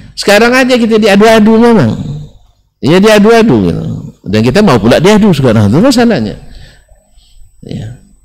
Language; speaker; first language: Indonesian; non-native, local second language; Minangkabau